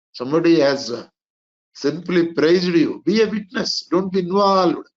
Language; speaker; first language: English; non-native, local second language; Telugu